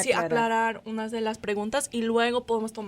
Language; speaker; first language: Spanish; non-native, fluent; English